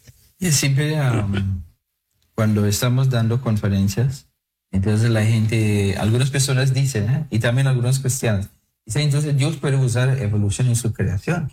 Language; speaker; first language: Spanish; non-native, fluent; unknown